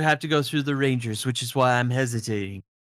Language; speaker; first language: English; native; English